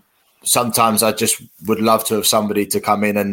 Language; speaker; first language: English; native; English